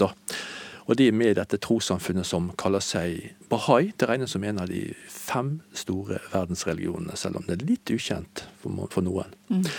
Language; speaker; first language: Norwegian; native; Norwegian